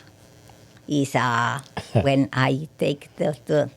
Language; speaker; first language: English; non-native, learner; Spanish